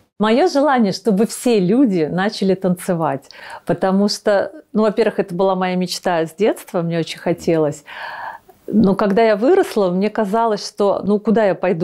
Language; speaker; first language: Russian; native; Russian